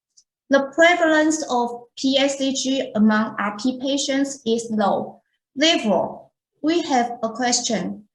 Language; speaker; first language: English; non-native, fluent; Chinese